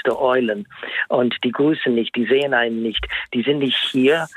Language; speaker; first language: German; non-native, fluent; English